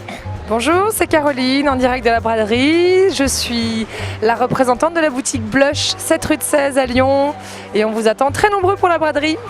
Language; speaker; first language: French; native; French